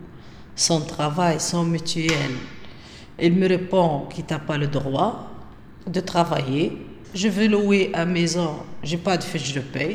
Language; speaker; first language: French; non-native, local second language; Arabic